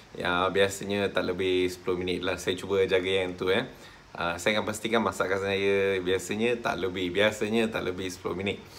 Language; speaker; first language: Malay; non-native, local second language; Tamil